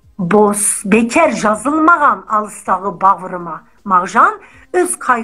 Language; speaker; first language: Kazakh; non-native, fluent; Turkish